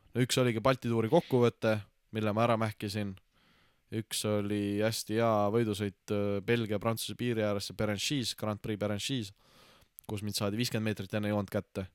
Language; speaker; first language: Estonian; native; Estonian